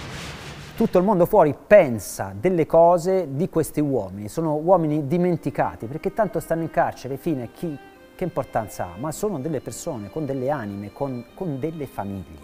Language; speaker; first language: Italian; native; Italian